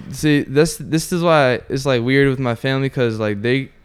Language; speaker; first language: English; native; English